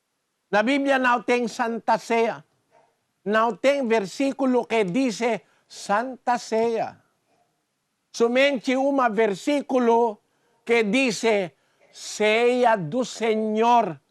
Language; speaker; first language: Portuguese; non-native, learner; Filipino